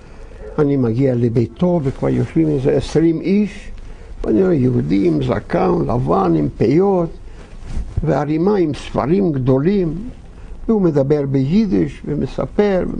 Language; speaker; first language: Hebrew; non-native, fluent; Yiddish